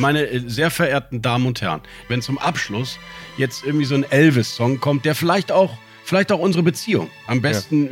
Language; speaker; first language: German; native; German